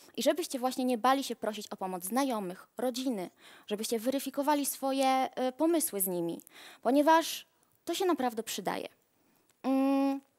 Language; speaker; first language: Polish; native; Polish